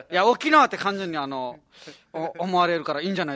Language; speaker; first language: Japanese; non-native, fluent; Nepali